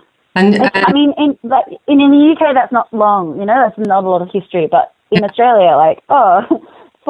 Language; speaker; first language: English; native; English